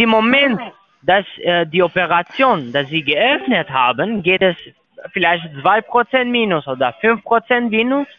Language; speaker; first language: German; non-native, learner; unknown